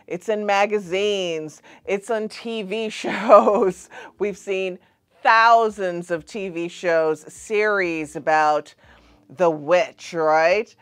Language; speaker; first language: English; native; English